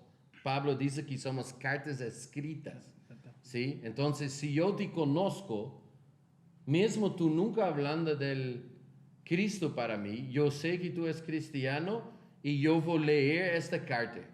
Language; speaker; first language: Spanish; non-native, fluent; Portuguese